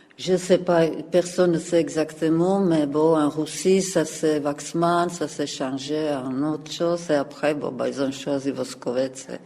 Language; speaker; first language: French; non-native, fluent; Czech